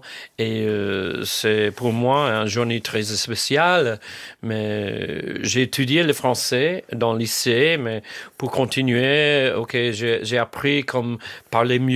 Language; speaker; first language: French; non-native, learner; English